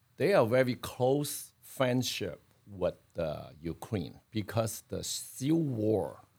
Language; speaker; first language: English; non-native, fluent; Chinese